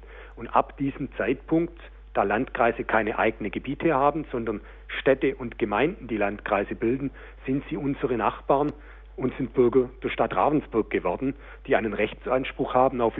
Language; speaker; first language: German; native; German